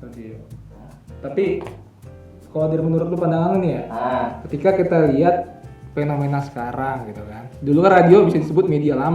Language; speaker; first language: Indonesian; native; Indonesian